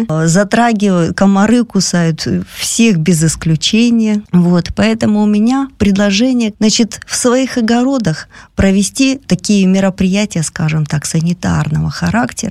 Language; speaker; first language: Russian; native; Russian